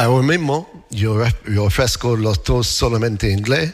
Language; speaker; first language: Spanish; non-native, fluent; English